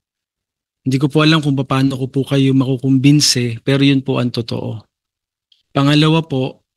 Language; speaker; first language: Filipino; native; Filipino